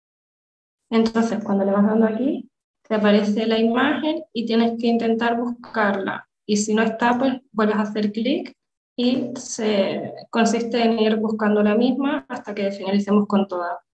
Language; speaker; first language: Spanish; native; Spanish